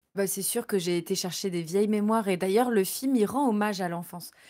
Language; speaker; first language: French; native; French